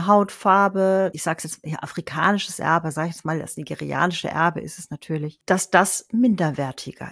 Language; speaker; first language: German; native; German